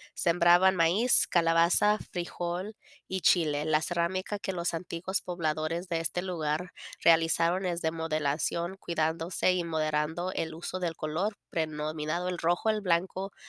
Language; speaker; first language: Spanish; early bilingual, heritage; Spanish